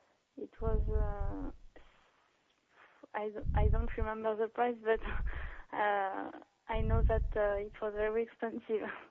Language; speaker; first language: English; non-native, learner; French